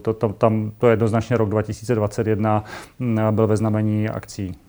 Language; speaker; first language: Czech; native; Czech